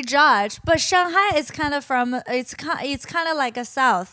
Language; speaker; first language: English; non-native, fluent; Chinese